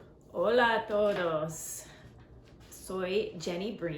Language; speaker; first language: Spanish; non-native, learner; English